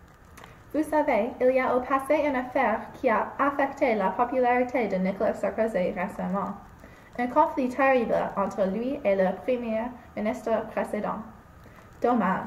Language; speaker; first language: French; non-native, learner; English